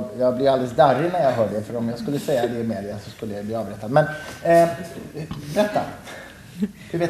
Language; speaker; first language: Swedish; native; Swedish